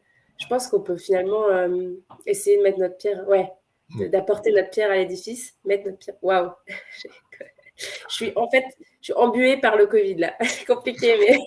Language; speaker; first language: French; native; French